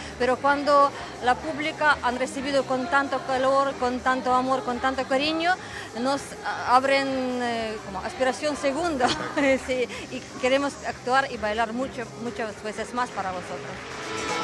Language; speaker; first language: Spanish; non-native, fluent; Russian